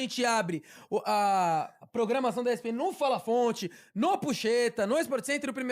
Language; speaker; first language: Portuguese; native; Portuguese